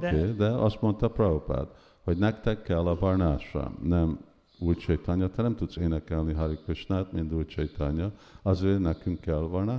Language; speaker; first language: Hungarian; early bilingual, heritage; Hungarian